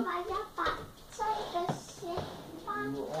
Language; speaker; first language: Chinese; early bilingual, heritage; Chinese